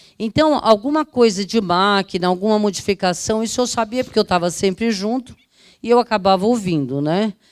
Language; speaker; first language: Portuguese; early bilingual, other home language; Italian